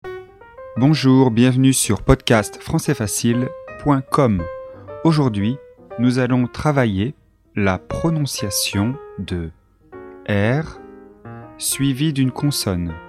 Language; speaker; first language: French; native; French